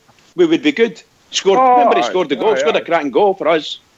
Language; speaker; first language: English; native; English